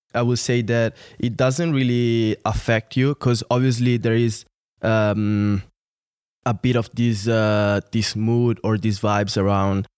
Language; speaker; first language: English; non-native, fluent; Italian